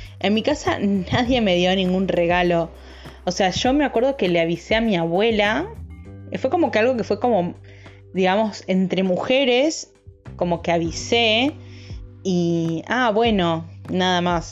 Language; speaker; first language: Spanish; native; Spanish